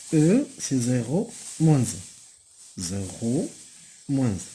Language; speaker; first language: French; non-native, local second language; Arabic